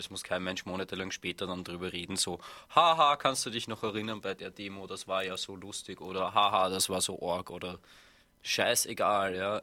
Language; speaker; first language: German; native; German